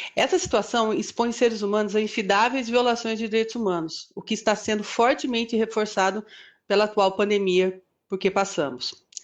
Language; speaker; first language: Portuguese; native; Portuguese